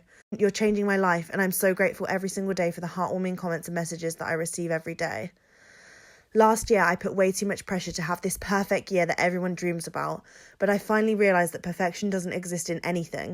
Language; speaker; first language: English; native; English